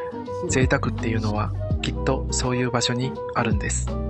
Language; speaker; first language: Japanese; native; Japanese